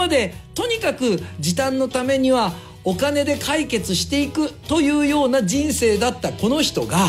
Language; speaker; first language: Japanese; native; Japanese